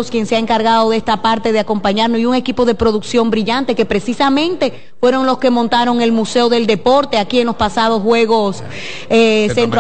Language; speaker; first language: Spanish; native; Spanish